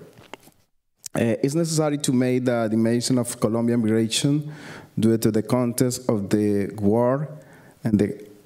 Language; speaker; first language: English; non-native, learner; Spanish